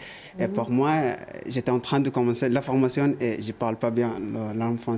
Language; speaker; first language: French; non-native, learner; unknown